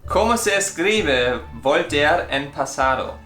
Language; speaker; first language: Spanish; non-native, fluent; English